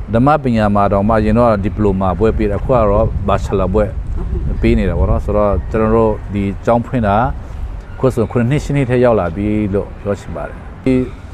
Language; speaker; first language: Burmese; non-native, local second language; Hakha Chin